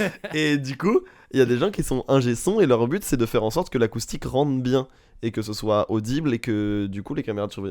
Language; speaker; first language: French; native; French